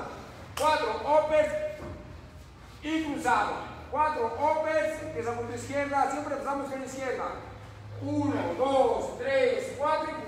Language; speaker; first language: Spanish; native; Spanish